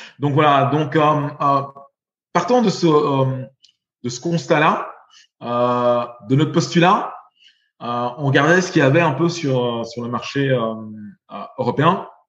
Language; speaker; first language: French; native; French